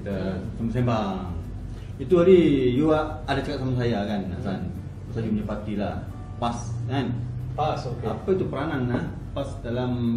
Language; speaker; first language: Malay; non-native, local second language; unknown